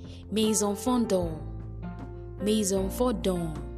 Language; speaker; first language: French; non-native, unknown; Yoruba